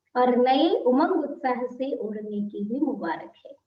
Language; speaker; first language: Hindi; non-native, local second language; Telugu